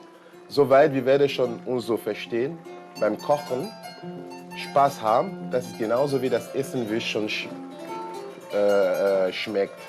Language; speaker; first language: German; non-native, learner; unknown